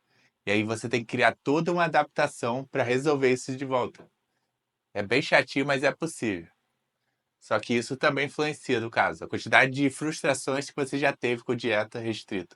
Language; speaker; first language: Portuguese; native; Portuguese